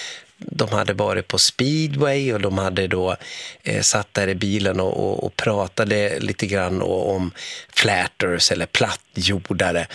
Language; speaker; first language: Swedish; native; Swedish